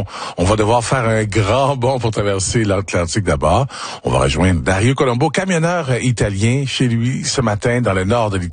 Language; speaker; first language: French; native; French